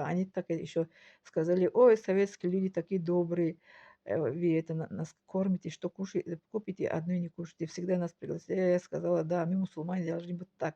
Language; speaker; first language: Russian; non-native, local second language; Tajik